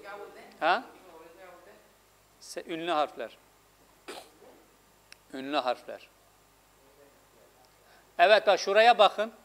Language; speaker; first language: Turkish; non-native, fluent; Urdu